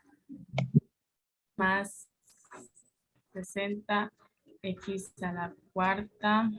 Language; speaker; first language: Spanish; native; Spanish